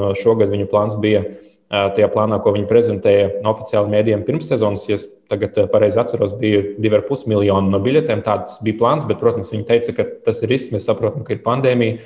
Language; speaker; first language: Latvian; early bilingual, other home language; Lithuanian